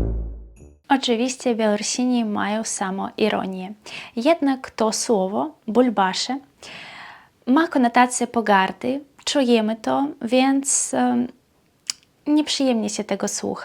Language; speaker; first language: Polish; non-native, fluent; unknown